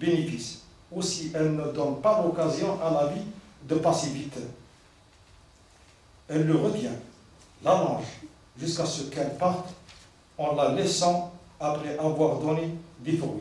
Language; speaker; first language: French; non-native, local second language; Arabic